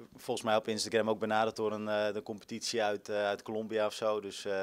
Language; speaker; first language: Dutch; native; Dutch